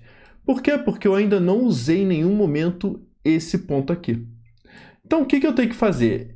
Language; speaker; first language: Portuguese; native; Portuguese